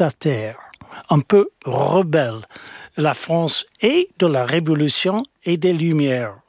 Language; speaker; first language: French; non-native, fluent; English